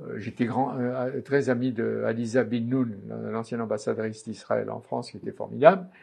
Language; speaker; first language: French; native; French